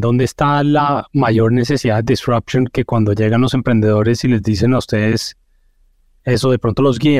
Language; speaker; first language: Spanish; native; Spanish